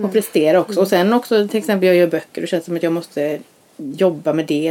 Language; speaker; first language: Swedish; native; Swedish